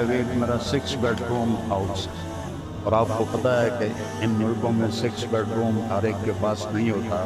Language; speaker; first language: Urdu; non-native, local second language; Punjabi